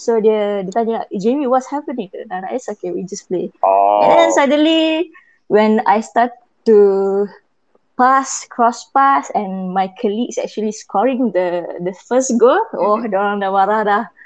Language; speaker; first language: English; non-native, local second language; Malay